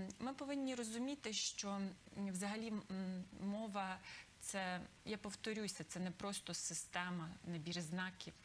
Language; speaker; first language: Ukrainian; native; Ukrainian